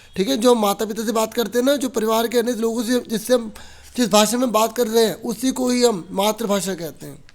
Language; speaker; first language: Hindi; native; Hindi